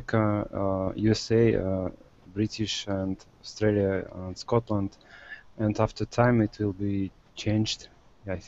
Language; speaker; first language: English; non-native, learner; Russian